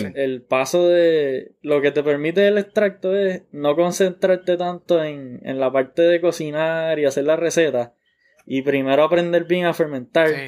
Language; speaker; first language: Spanish; native; Spanish